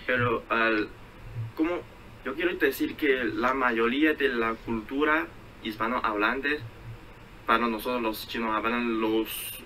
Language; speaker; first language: Spanish; non-native, fluent; Chinese